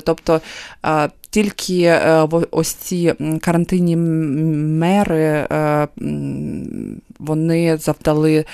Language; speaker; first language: Ukrainian; non-native, local second language; Russian